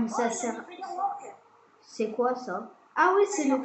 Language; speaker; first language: French; native; French